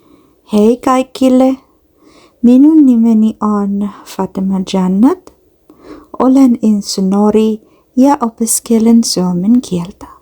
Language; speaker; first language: Finnish; non-native, learner; Bangla